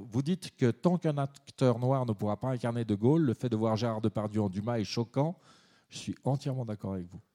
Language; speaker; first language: French; native; French